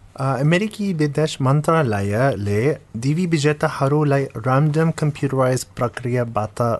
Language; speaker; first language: Nepali; non-native, fluent; English